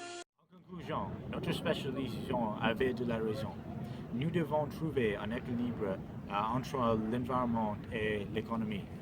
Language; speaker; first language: French; non-native, learner; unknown